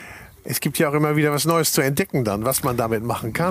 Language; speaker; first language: German; native; German